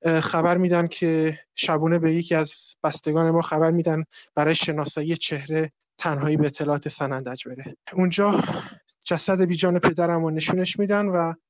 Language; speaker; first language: Persian; non-native, local second language; Kurdish